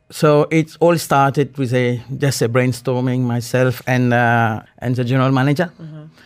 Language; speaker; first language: English; non-native, fluent; Morisyen